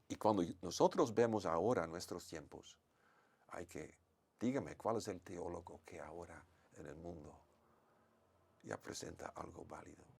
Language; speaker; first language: Spanish; non-native, fluent; Dutch